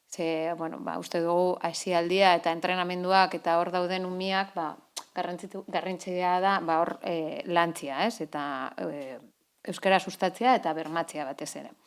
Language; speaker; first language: Basque; non-native, local second language; Spanish